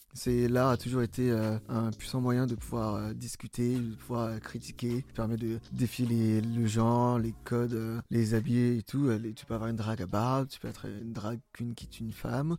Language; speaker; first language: French; early bilingual, other home language; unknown